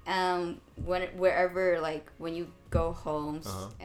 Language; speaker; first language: English; early bilingual, other home language; Chinese